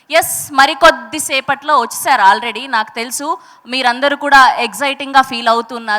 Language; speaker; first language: Telugu; native; Telugu